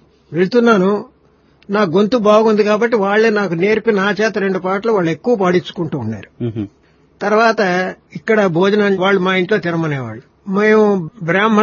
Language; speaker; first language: Telugu; native; Telugu